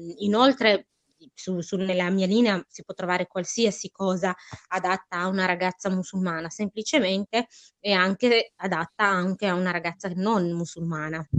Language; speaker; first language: Italian; early bilingual, other home language; Arabic